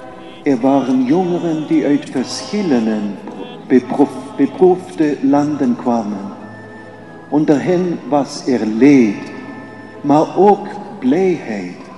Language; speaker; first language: Dutch; non-native, fluent; German